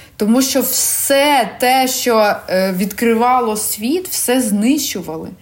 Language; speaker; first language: Ukrainian; non-native, local second language; Russian